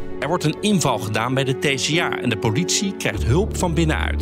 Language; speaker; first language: Dutch; native; Dutch